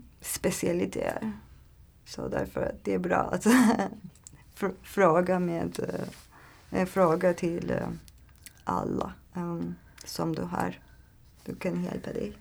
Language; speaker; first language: Swedish; non-native, learner; Turkish